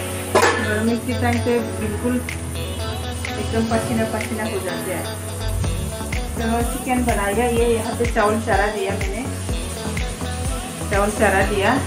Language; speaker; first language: Hindi; non-native, local second language; Bangla